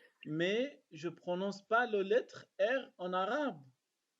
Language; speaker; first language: French; non-native, learner; Arabic